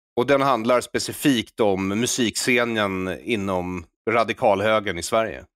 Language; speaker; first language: Swedish; native; Swedish